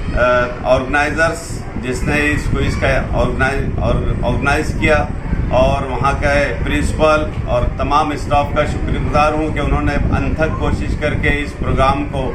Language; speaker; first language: Urdu; native; Urdu